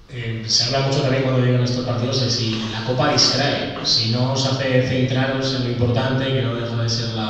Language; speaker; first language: Spanish; native; Spanish